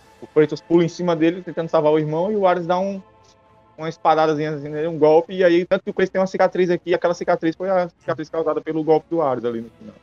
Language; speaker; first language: Portuguese; native; Portuguese